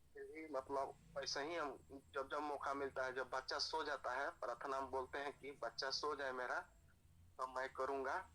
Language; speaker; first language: Hindi; native; Hindi